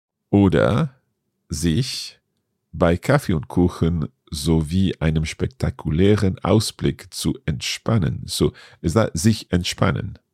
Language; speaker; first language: German; non-native, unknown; English